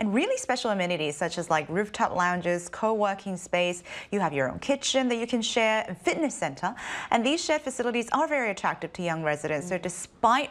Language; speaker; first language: English; native; English